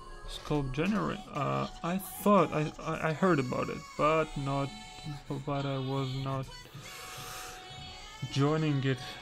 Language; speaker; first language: English; non-native, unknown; Russian